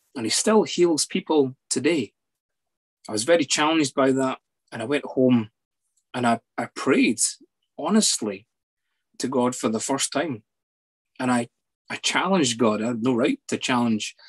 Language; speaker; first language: English; native; English